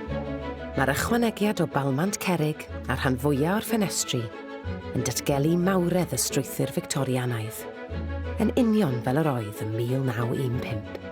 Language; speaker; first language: Welsh; native; Welsh